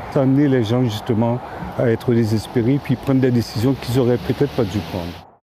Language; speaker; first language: French; early bilingual, other home language; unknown